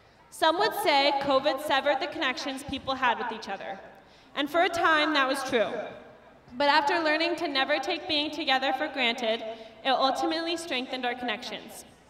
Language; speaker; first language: English; native; English